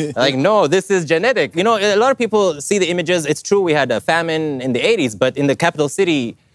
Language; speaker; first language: English; non-native, fluent; Amharic